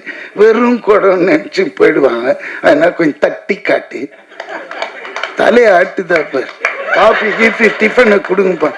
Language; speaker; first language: Tamil; native; Tamil